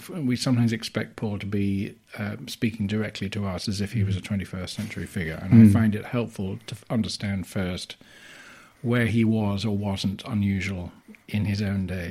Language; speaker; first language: English; native; English